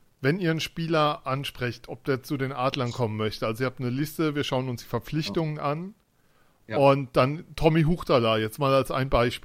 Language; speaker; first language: German; native; German